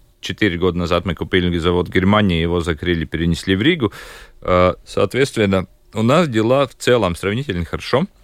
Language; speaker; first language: Russian; non-native, local second language; Latvian